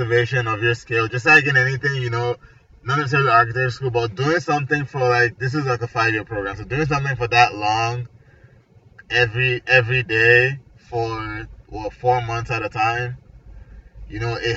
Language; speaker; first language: English; non-native, local second language; Igbo